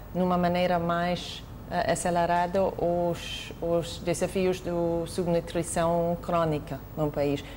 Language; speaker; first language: Portuguese; non-native, fluent; English